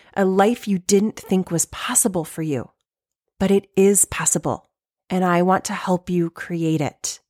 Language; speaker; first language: English; native; English